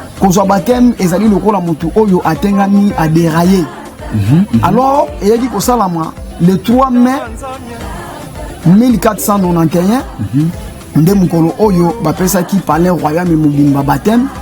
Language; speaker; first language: Lingala; non-native, local second language; Kongo